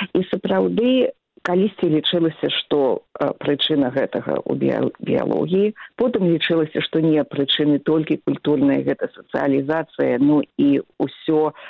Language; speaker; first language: Belarusian; native; Belarusian